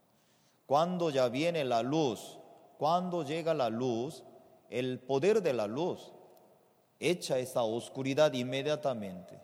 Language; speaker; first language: Spanish; non-native, fluent; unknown